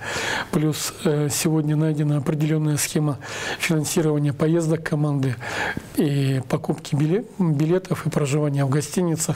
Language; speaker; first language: Russian; native; Russian